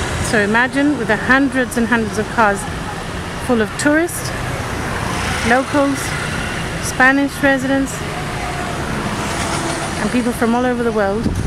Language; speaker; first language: English; early bilingual, other home language; Spanish